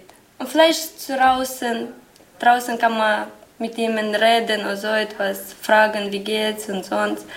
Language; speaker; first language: German; non-native, learner; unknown